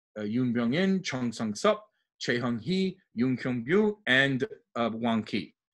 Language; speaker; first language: English; native; English